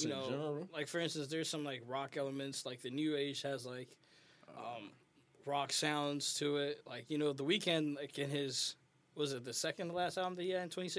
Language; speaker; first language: English; early bilingual, other home language; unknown